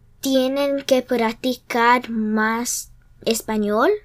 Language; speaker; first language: Spanish; early bilingual, heritage; English